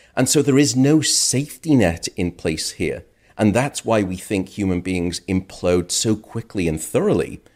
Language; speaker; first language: English; native; English